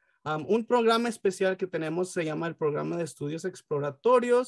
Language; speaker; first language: Spanish; early bilingual, heritage; Spanish